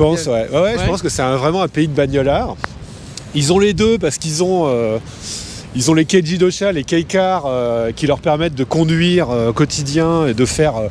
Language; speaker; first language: French; native; French